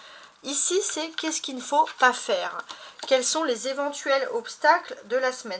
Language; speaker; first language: French; native; French